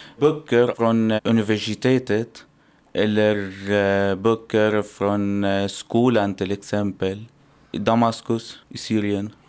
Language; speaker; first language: Swedish; non-native, learner; Arabic